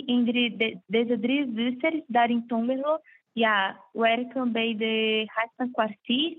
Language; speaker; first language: Dutch; non-native, fluent; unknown